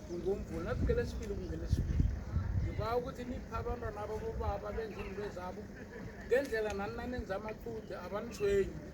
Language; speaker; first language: Zulu; non-native, local second language; South Ndebele